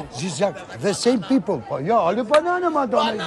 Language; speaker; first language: German; non-native, learner; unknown